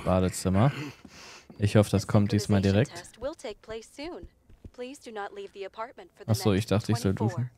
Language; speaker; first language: German; native; German